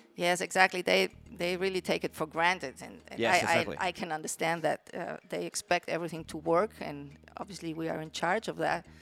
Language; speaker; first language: English; non-native, fluent; Spanish